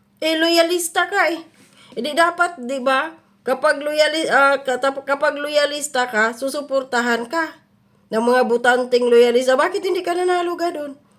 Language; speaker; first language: Filipino; native; Filipino